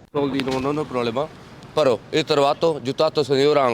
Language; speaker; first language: Italian; non-native, learner; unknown